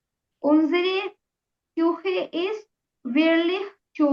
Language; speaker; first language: German; non-native, learner; Urdu